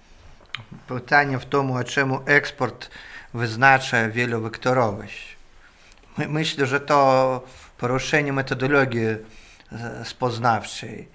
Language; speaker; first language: Polish; non-native, fluent; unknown